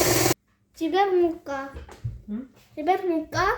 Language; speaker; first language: Russian; early bilingual, other home language; Armenian